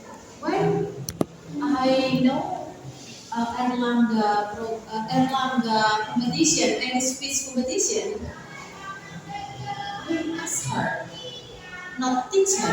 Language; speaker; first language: English; non-native, learner; Indonesian